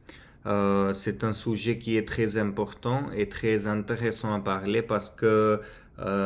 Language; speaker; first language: French; non-native, fluent; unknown